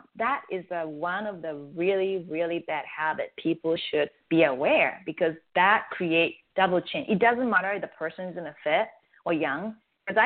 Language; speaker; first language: English; non-native, fluent; Japanese